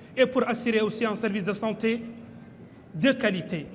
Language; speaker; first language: French; non-native, local second language; Arabic